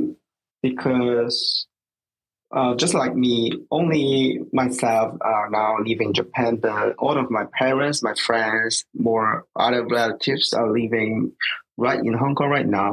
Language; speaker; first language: English; non-native, local second language; Cantonese